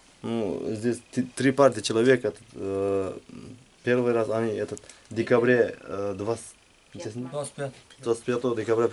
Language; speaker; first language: Russian; non-native, learner; Uzbek